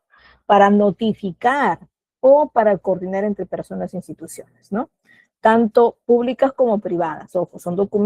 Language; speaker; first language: Spanish; native; Spanish